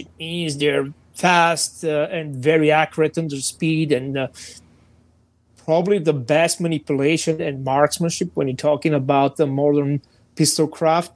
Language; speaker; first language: English; non-native, fluent; Bulgarian